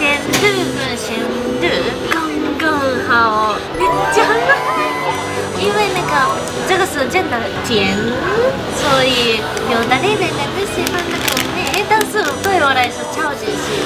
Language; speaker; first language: Chinese; non-native, fluent; Japanese